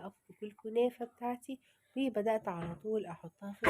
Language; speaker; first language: Arabic; native; Arabic